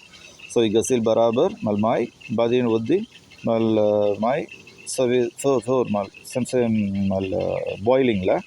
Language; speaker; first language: Arabic; non-native, learner; Tamil